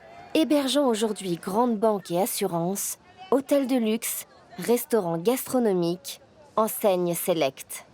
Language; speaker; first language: French; native; French